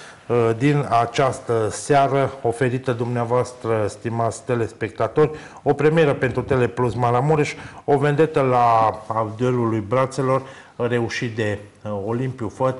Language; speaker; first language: Romanian; native; Romanian